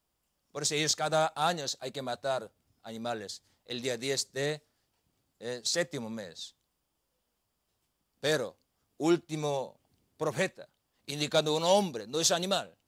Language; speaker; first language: Spanish; non-native, learner; Korean